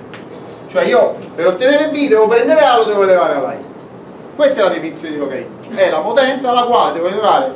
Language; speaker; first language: Italian; native; Italian